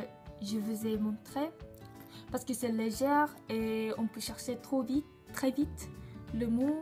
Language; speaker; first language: French; non-native, learner; Japanese